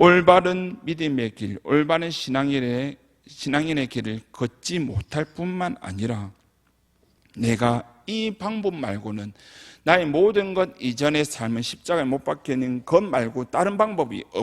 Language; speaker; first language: Korean; native; Korean